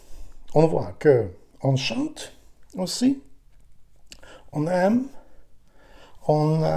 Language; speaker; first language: French; non-native, learner; Ukrainian